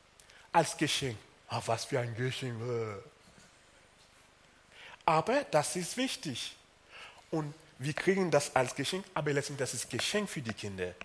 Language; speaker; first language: German; non-native, fluent; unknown